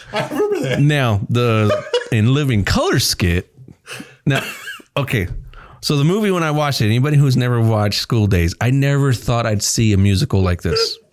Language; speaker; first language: English; native; English